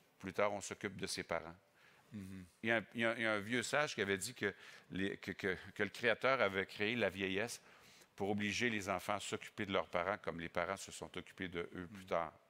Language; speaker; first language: French; native; French